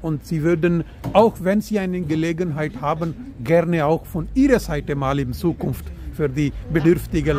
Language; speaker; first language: German; non-native, learner; Urdu